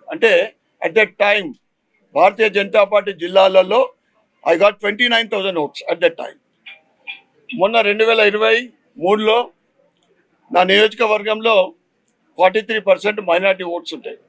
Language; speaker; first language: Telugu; native; Telugu